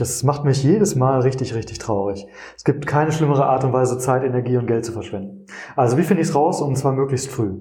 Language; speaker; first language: German; native; German